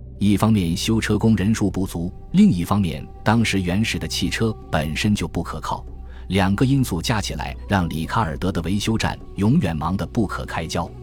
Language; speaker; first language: Chinese; native; Chinese